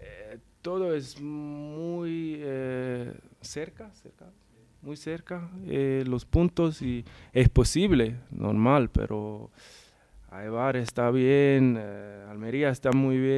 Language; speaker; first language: Spanish; non-native, learner; English